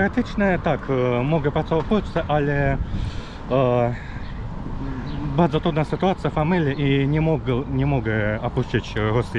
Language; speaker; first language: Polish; early bilingual, heritage; Russian